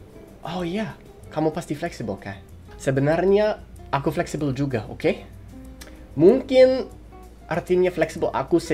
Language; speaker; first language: Indonesian; non-native, fluent; English